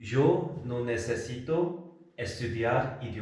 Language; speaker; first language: Spanish; non-native, learner; Korean